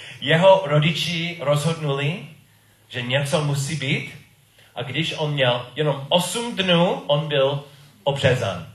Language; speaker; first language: Czech; non-native, learner; English